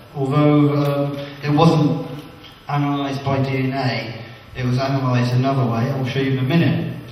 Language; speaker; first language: English; native; English